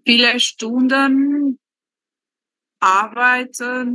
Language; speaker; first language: German; non-native, learner; Spanish